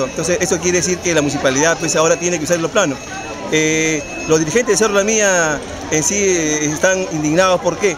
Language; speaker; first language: Spanish; native; Spanish